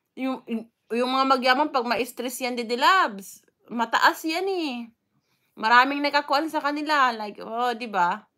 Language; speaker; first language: Filipino; non-native, local second language; Waray